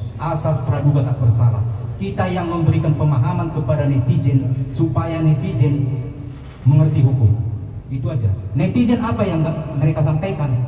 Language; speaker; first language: Indonesian; non-native, local second language; Batak Toba